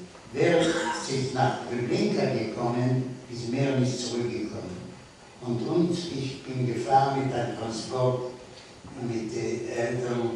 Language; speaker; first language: German; non-native, learner; Yiddish